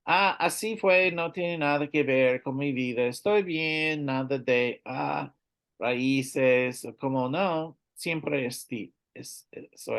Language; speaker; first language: Spanish; non-native, learner; English